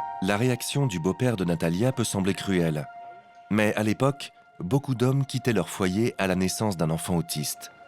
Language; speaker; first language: French; native; French